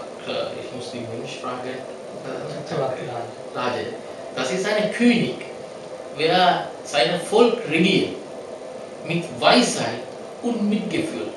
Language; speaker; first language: German; non-native, learner; Sinhala